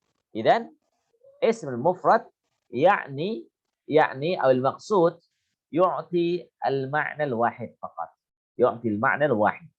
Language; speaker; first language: Arabic; non-native, fluent; Indonesian